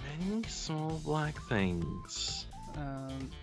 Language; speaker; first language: English; non-native, fluent; Japanese